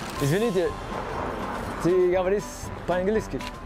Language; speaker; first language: Russian; non-native, learner; Spanish